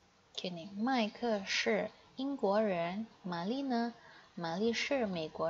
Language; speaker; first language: Chinese; non-native, fluent; Indonesian